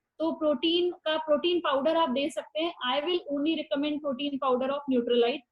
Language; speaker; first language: Hindi; native; Hindi